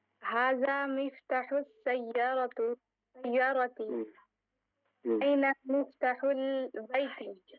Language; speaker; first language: Arabic; non-native, learner; Bangla